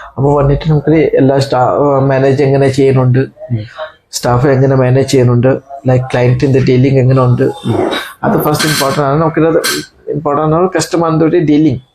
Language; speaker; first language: Malayalam; non-native, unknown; Assamese